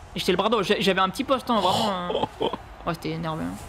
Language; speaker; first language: French; native; French